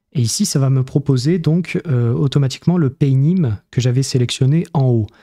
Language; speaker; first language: French; native; French